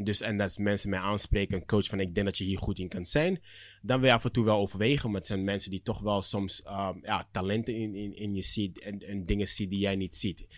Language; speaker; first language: Dutch; early bilingual, other home language; Akan